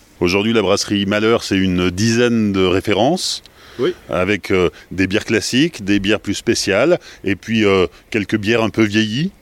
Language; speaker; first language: French; native; French